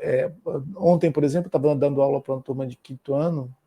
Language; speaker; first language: Portuguese; native; Portuguese